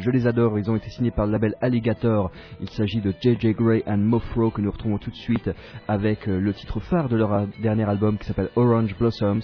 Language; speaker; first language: French; native; French